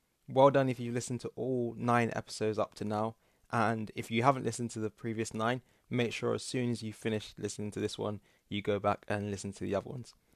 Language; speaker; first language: English; native; English